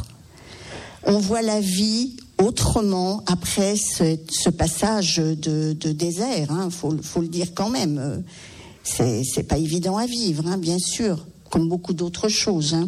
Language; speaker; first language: French; native; French